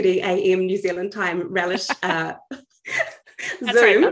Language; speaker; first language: English; native; English